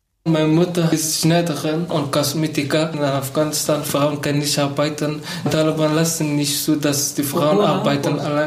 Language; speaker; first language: German; non-native, learner; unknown